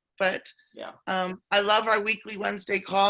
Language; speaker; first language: English; native; English